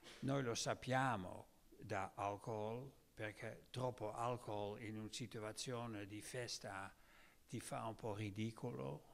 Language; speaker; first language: Italian; non-native, learner; Dutch